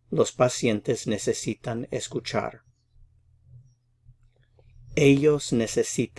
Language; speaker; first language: Spanish; non-native, fluent; English